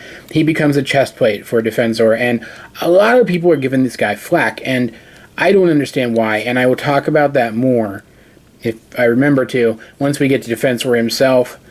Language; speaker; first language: English; native; English